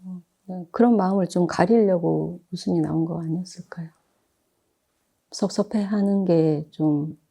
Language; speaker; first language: Korean; native; Korean